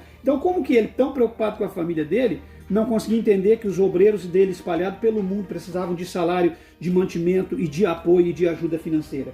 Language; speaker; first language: Portuguese; native; Portuguese